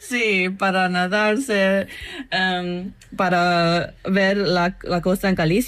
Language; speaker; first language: Spanish; non-native, learner; English